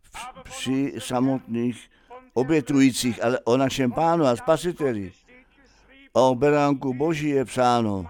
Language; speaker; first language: Czech; non-native, fluent; German